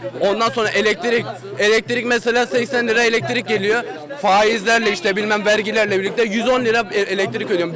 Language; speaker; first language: Turkish; native; Turkish